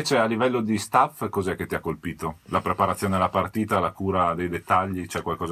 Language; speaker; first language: Italian; native; Italian